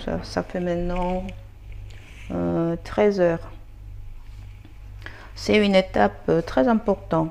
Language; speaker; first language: French; non-native, fluent; Korean